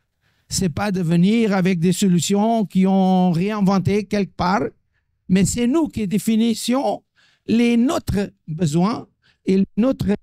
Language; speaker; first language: French; non-native, fluent; Portuguese